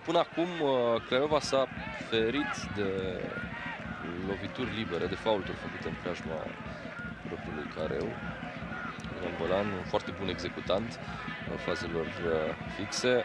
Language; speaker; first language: Romanian; native; Romanian